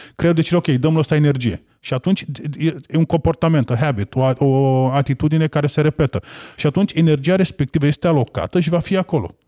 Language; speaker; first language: Romanian; native; Romanian